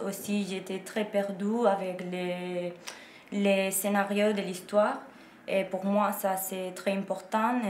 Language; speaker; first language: French; non-native, learner; Korean